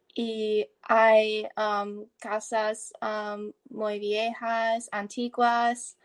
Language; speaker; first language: Spanish; non-native, learner; English